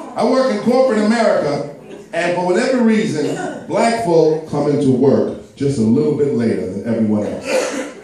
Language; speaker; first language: English; native; English